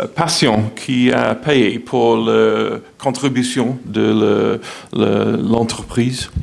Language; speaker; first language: French; non-native, learner; English